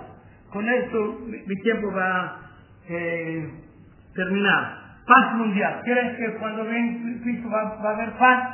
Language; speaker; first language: Spanish; non-native, learner; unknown